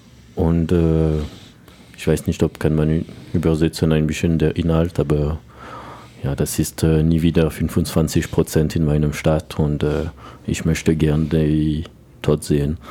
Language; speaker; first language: German; non-native, learner; French